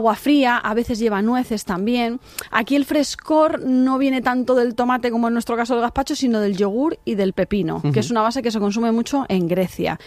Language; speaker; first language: Spanish; native; Spanish